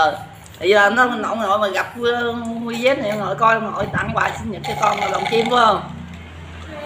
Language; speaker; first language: Vietnamese; native; Vietnamese